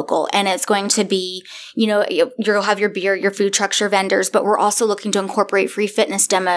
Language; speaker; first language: English; native; English